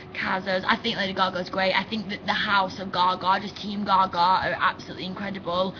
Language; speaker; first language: English; native; English